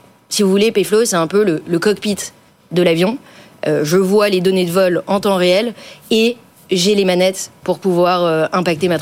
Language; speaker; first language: French; native; French